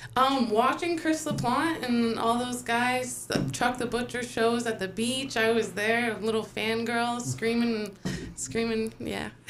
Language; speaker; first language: English; native; English